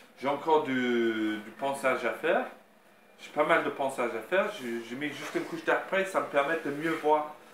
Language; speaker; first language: French; non-native, fluent; English